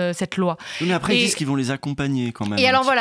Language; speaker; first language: French; native; French